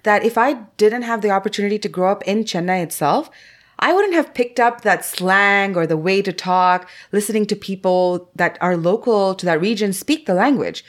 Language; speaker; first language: English; non-native, local second language; Tamil